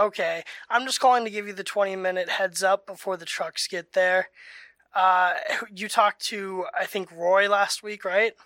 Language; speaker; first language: English; native; English